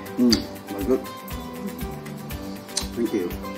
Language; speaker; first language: English; non-native, learner; Vietnamese